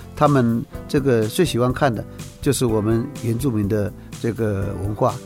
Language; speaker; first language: Chinese; native; Chinese